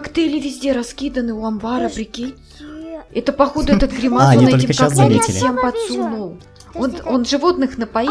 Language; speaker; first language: Russian; native; Russian